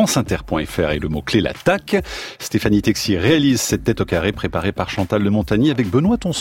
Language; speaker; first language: French; native; French